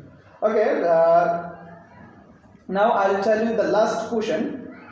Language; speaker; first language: English; non-native, fluent; Bangla